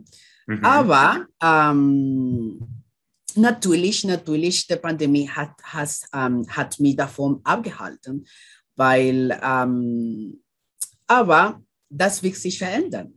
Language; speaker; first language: German; non-native, learner; Spanish